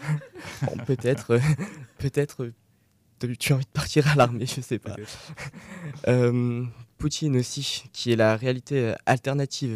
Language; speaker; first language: French; native; French